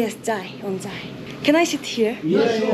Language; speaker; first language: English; non-native, learner; Korean